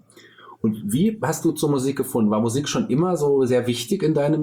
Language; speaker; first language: German; native; German